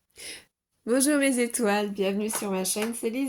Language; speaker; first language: French; native; French